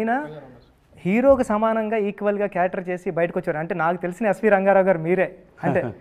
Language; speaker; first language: Telugu; native; Telugu